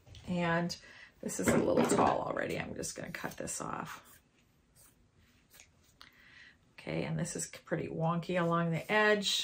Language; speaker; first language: English; native; English